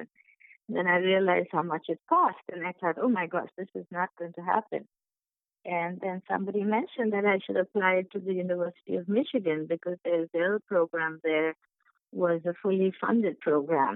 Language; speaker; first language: English; non-native, local second language; Bangla